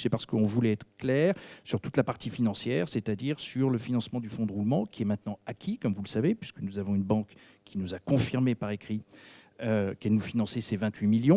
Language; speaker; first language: French; native; French